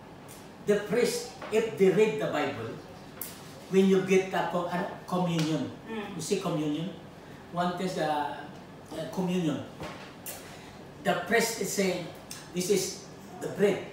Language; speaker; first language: English; non-native, learner; Filipino